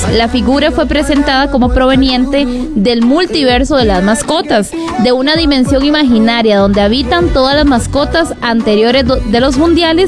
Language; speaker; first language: Spanish; native; Spanish